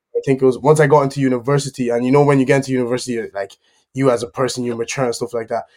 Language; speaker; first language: English; native; English